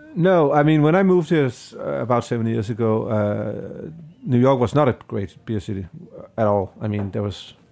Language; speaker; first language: English; non-native, fluent; Danish